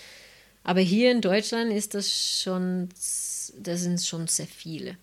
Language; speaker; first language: German; non-native, fluent; English